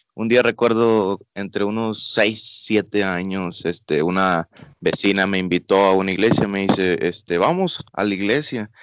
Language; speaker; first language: Spanish; native; Spanish